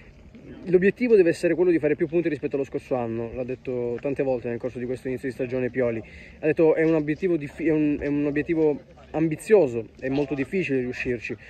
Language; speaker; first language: Italian; native; Italian